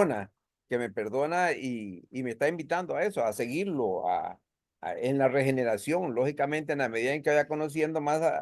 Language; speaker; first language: Spanish; native; Spanish